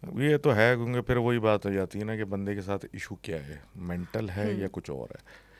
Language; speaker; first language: Urdu; native; Urdu